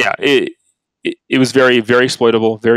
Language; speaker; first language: English; native; English